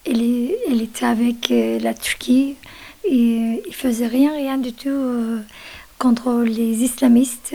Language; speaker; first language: French; non-native, fluent; Kurdish